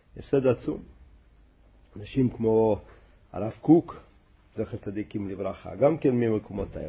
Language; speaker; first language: Hebrew; non-native, fluent; Russian